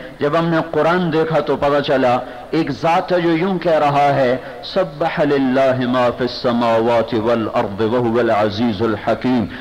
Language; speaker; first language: Urdu; non-native, local second language; Punjabi